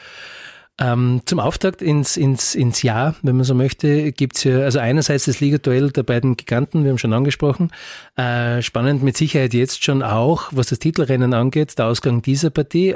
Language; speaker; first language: German; native; German